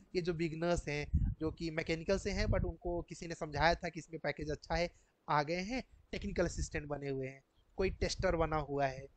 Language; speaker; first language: Hindi; native; Hindi